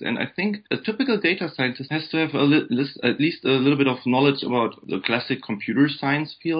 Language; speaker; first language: English; non-native, fluent; German